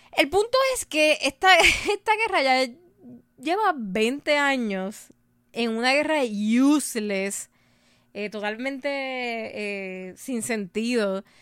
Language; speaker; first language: Spanish; native; Spanish